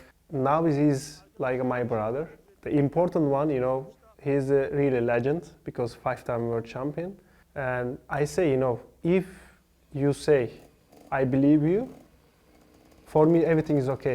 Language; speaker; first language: English; non-native, learner; Turkish